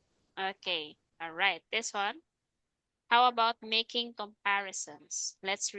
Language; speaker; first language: English; non-native, fluent; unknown